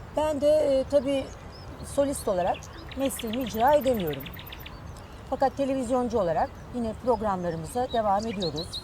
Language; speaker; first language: Turkish; early bilingual, heritage; Turkish